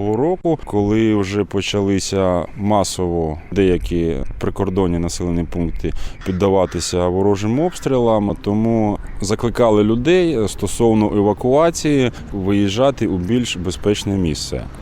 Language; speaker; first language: Ukrainian; native; Ukrainian